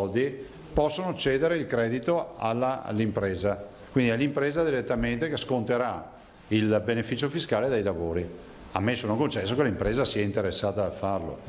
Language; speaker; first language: Italian; native; Italian